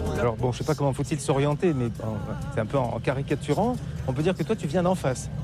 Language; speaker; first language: French; native; French